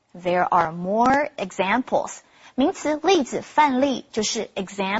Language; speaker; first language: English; non-native, fluent; Chinese